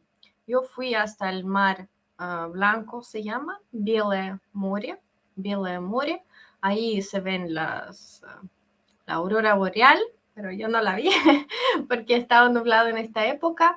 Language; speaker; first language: Spanish; non-native, fluent; Russian